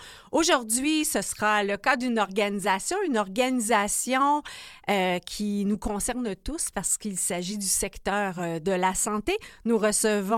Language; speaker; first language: French; native; French